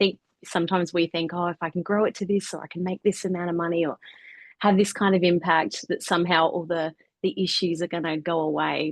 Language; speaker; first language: English; native; English